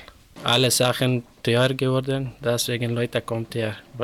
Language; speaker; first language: German; non-native, learner; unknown